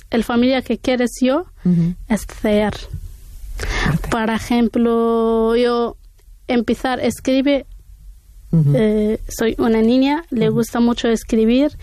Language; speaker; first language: Spanish; non-native, learner; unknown